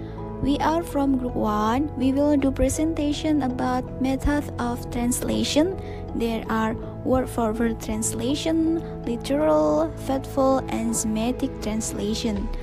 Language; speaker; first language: English; non-native, learner; Indonesian